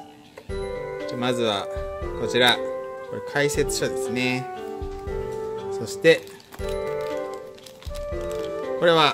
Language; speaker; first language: Japanese; native; Japanese